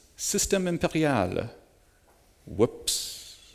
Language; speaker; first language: French; native; French